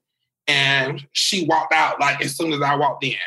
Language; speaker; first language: English; native; English